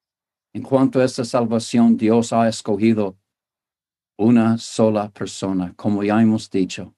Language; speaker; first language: Spanish; non-native, fluent; English